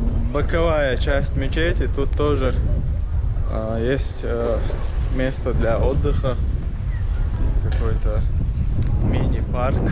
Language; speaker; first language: Russian; non-native, local second language; Chechen